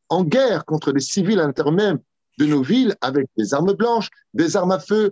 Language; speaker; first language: French; native; French